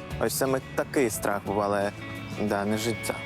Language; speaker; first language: Ukrainian; non-native, fluent; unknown